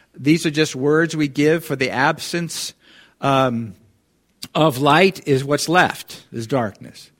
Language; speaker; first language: English; native; English